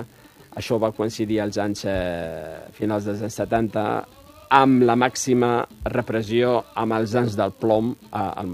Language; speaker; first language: Catalan; non-native, fluent; Riffian